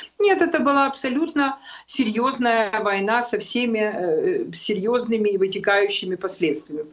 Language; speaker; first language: Russian; non-native, local second language; Ukrainian